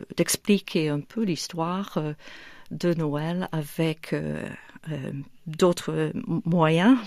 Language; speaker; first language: French; non-native, fluent; English